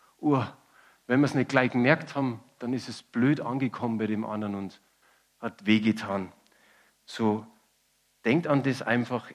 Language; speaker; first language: German; native; German